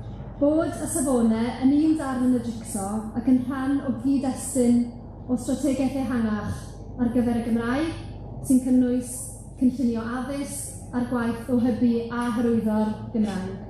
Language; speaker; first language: Welsh; native; Welsh